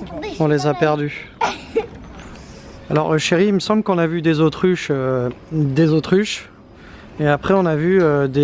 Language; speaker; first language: French; native; French